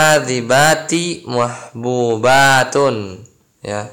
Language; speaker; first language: Arabic; non-native, fluent; Indonesian